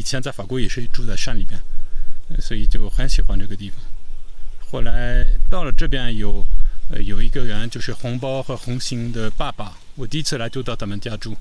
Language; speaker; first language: Chinese; non-native, fluent; French